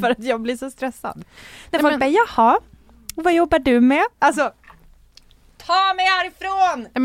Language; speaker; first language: Swedish; native; Swedish